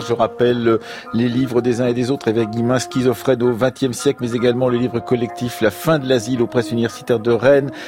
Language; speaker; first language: French; native; French